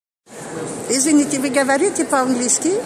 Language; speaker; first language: Russian; non-native, learner; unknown